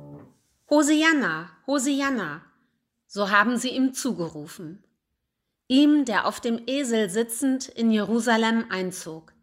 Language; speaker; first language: German; native; German